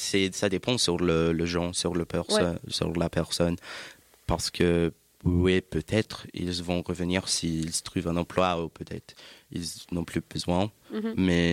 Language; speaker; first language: French; non-native, learner; English